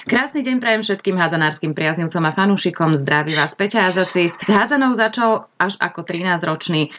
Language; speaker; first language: Slovak; native; Slovak